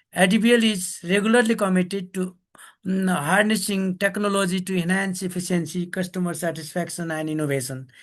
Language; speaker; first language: English; non-native, local second language; Nepali